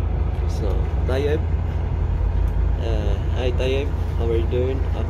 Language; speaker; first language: English; non-native, local second language; Filipino